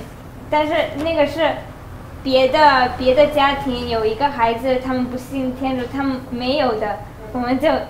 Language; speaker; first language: Chinese; early bilingual, other home language; Spanish